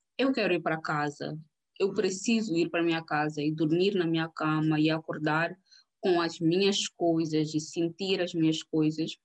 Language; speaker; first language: Portuguese; native; Portuguese